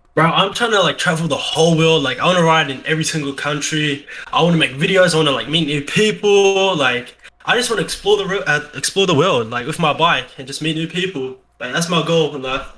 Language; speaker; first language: English; native; English